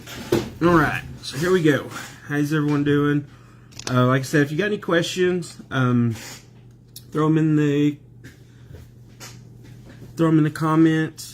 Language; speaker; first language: English; native; English